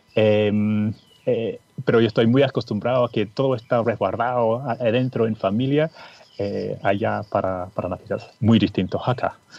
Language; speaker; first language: Spanish; non-native, fluent; English